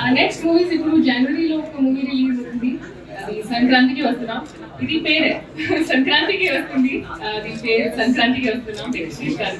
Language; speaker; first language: Telugu; non-native, learner; Hindi